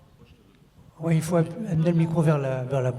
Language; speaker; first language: French; native; French